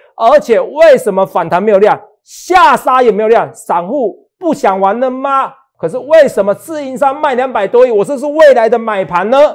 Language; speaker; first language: Chinese; native; Chinese